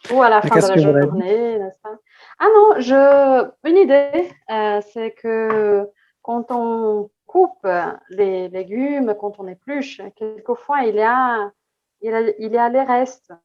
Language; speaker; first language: French; non-native, fluent; Portuguese